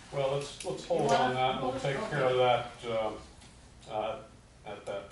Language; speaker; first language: English; native; English